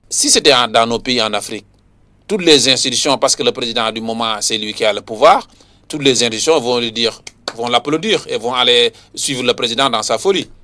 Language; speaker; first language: French; non-native, local second language; Wolof